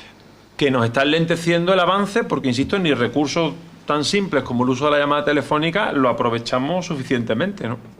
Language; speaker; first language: Spanish; native; Spanish